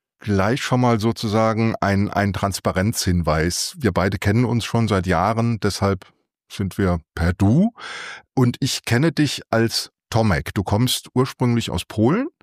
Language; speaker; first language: German; native; German